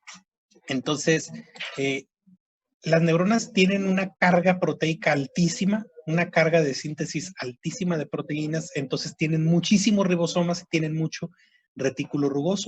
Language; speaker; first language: Spanish; native; Spanish